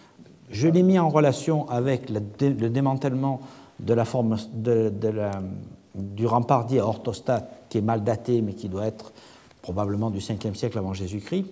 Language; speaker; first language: French; native; French